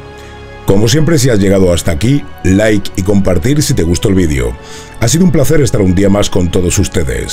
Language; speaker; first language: Spanish; native; Spanish